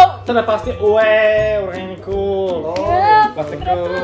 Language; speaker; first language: Indonesian; non-native, learner; Japanese